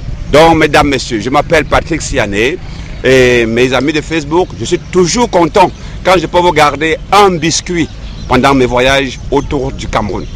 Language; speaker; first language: French; non-native, local second language; English